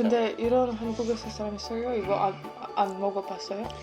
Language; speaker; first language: Korean; non-native, learner; Ukrainian